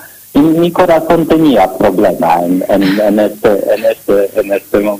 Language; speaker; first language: Spanish; non-native, learner; Polish